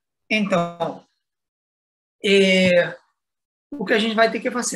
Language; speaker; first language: Portuguese; non-native, fluent; Spanish